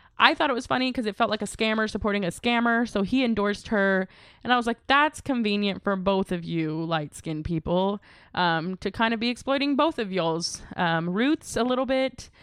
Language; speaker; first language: English; native; English